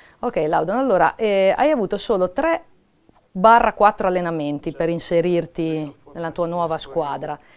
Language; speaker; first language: Italian; native; Italian